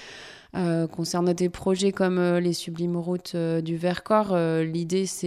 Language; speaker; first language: French; native; French